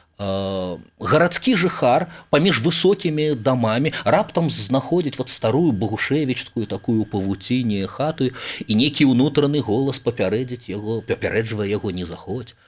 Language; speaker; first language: Belarusian; native; Belarusian